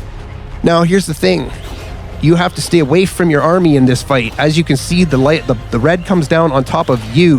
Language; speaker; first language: English; native; English